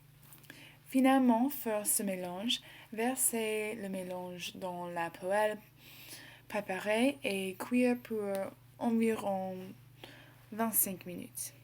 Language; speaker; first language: French; non-native, learner; English